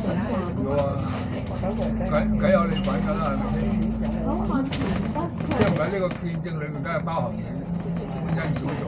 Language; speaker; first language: Cantonese; native; Cantonese